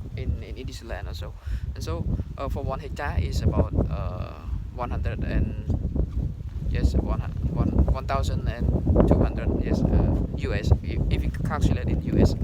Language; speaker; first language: English; non-native, learner; Khmer